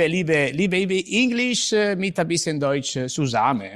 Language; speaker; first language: German; non-native, learner; Italian